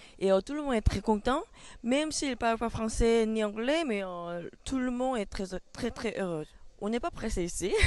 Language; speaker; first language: French; non-native, fluent; Korean